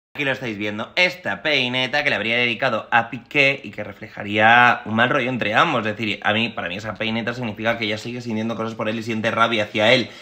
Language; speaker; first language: Spanish; native; Spanish